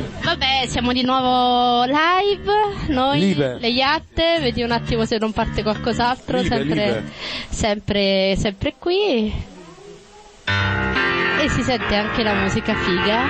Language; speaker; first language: Italian; native; Italian